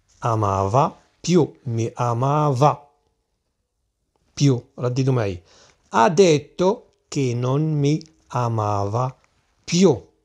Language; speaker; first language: Italian; non-native, fluent; Arabic